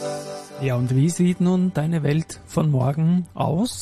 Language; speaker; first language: German; native; German